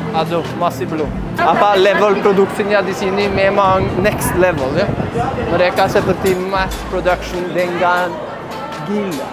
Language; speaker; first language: Indonesian; non-native, fluent; Norwegian